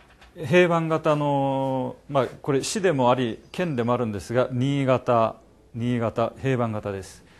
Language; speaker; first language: Japanese; non-native, fluent; Korean